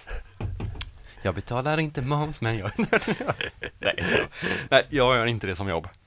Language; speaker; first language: Swedish; non-native, fluent; English